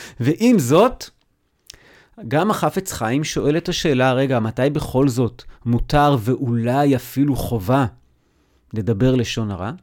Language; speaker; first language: Hebrew; native; Hebrew